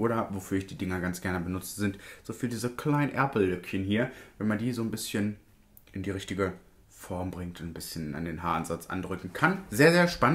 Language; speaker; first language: German; native; German